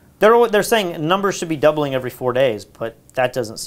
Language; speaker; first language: English; native; English